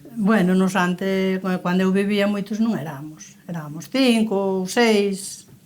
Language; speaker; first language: Galician; native; Galician